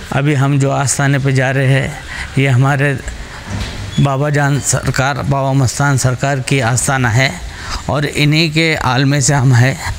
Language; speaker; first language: Hindi; native; Hindi